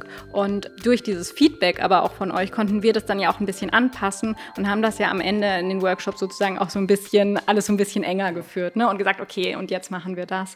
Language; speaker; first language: German; native; German